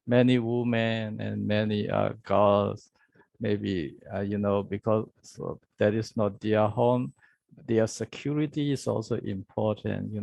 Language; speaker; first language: English; non-native, learner; Burmese